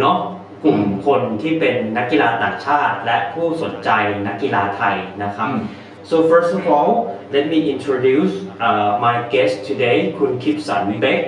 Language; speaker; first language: Thai; native; Thai